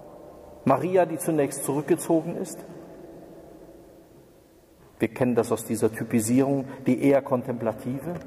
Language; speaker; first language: German; native; German